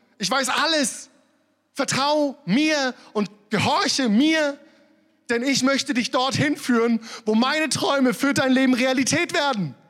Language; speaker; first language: German; early bilingual, other home language; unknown